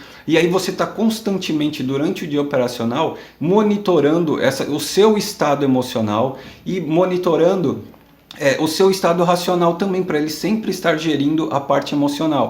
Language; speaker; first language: Portuguese; native; Portuguese